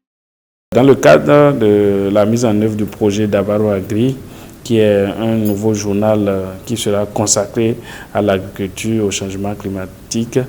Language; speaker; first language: French; native; French